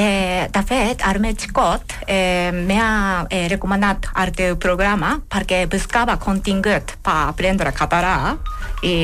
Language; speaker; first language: Catalan; non-native, learner; Japanese